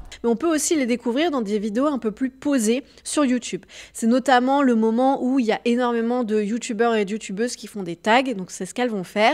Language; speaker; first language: French; native; French